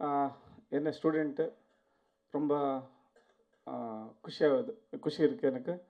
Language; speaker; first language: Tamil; non-native, learner; Kannada